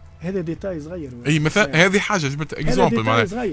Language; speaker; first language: Arabic; native; Arabic